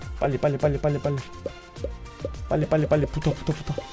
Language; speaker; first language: Korean; native; Korean